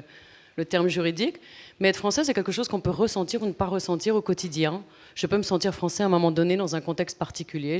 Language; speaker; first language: French; native; French